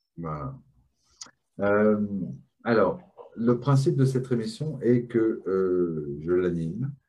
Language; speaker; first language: French; native; French